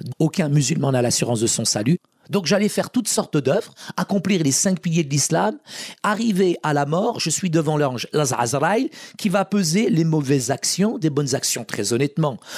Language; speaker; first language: French; early bilingual, other home language; Arabic